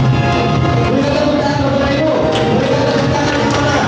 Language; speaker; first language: Indonesian; native; Indonesian